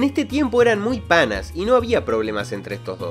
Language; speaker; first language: Spanish; native; Spanish